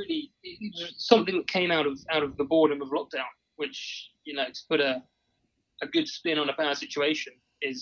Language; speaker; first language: English; native; English